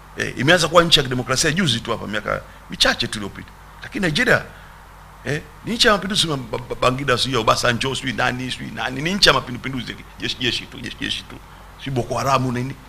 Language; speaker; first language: Swahili; native; Swahili